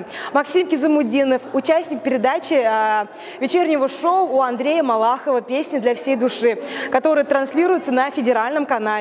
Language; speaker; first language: Russian; native; Russian